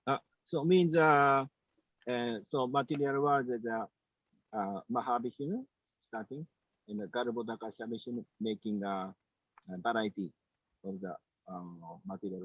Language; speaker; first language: English; non-native, learner; Japanese